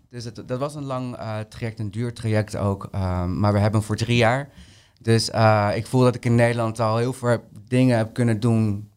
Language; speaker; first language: Dutch; early bilingual, other home language; Spanish